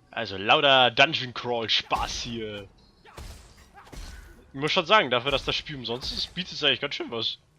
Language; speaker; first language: German; native; German